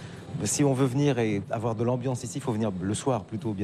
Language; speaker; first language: French; native; French